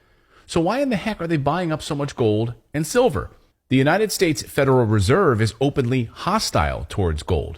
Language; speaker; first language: English; native; English